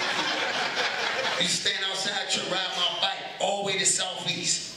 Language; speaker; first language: English; native; English